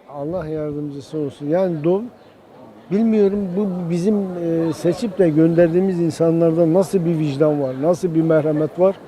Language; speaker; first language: Turkish; native; Turkish